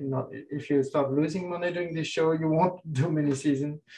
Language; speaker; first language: English; non-native, fluent; French